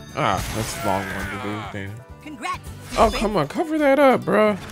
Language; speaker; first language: English; native; English